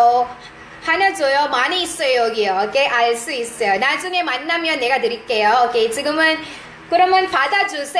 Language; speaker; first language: Korean; non-native, fluent; Iloko